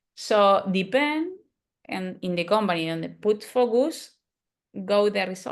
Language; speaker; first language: English; non-native, learner; Spanish